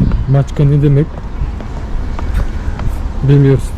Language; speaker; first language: Turkish; non-native, learner; Tatar